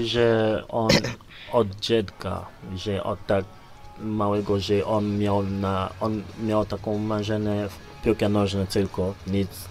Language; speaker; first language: Polish; non-native, learner; Lingala